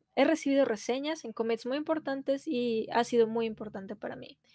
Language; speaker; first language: Spanish; non-native, fluent; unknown